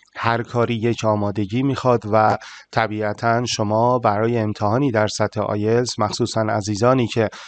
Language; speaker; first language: Persian; native; Persian